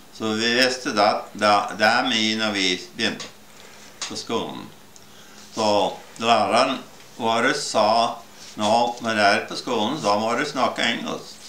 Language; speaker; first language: Norwegian; early bilingual, heritage; Norwegian